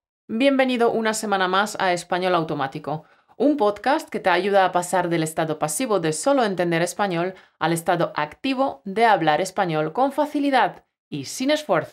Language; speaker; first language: Spanish; native; Spanish